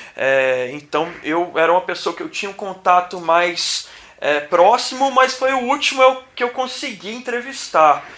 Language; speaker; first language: Portuguese; native; Portuguese